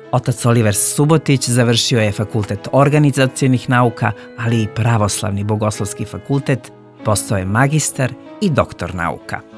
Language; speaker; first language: Serbian; native; Serbian